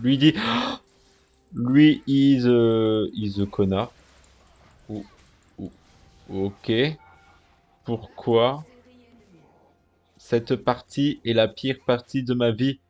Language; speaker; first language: French; native; French